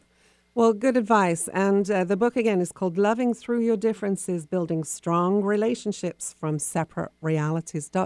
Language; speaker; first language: English; native; English